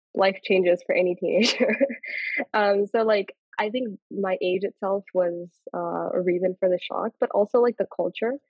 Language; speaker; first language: English; early bilingual, other home language; Telugu